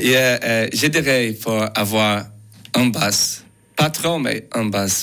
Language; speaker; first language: French; non-native, learner; English